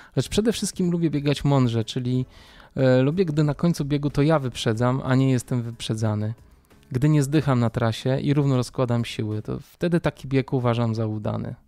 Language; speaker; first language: Polish; native; Polish